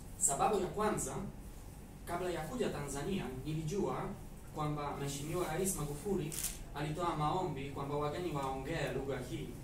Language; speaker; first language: Swahili; non-native, fluent; Polish